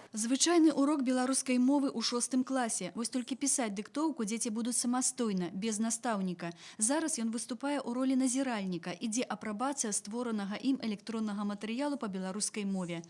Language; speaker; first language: Belarusian; native; Belarusian